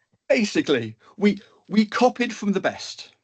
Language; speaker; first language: English; native; English